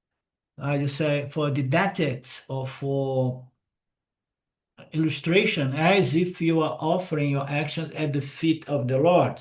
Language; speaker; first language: English; non-native, fluent; Portuguese